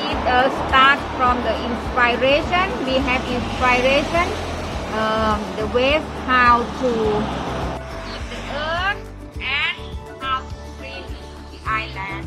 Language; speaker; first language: English; non-native, learner; Thai